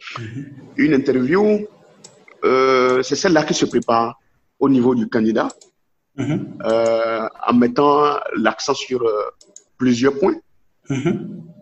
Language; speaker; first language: French; non-native, local second language; Yoruba